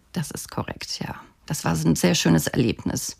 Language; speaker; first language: German; native; German